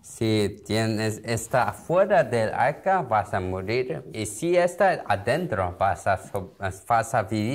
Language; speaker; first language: Spanish; non-native, learner; Korean